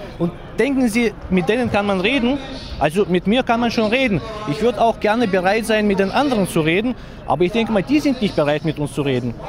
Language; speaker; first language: German; native; German